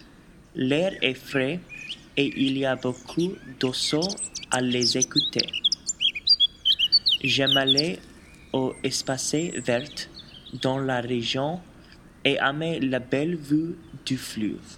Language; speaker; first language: French; non-native, learner; English